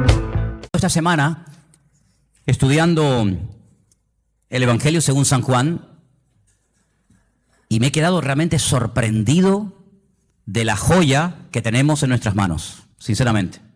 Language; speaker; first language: Spanish; native; Spanish